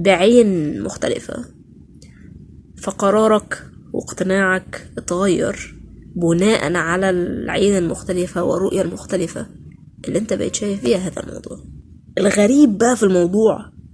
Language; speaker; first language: Arabic; native; Arabic